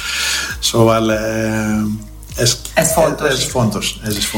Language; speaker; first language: Hungarian; non-native, fluent; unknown